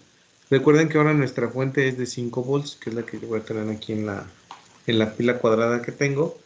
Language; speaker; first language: Spanish; native; Spanish